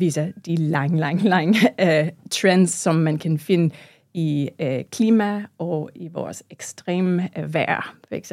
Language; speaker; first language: Danish; non-native, fluent; English